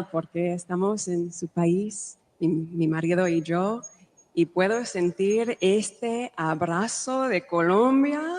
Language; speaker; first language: Spanish; non-native, fluent; English